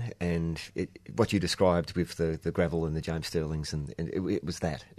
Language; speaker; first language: English; native; English